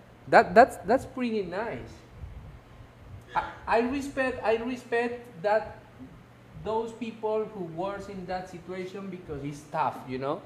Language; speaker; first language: English; non-native, local second language; Spanish